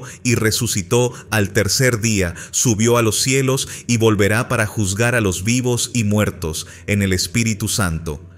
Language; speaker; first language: Spanish; native; Spanish